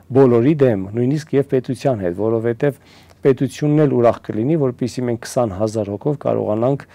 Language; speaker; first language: Armenian; early bilingual, heritage; Armenian